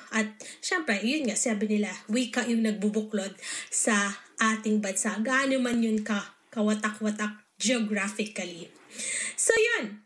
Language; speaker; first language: Filipino; native; Filipino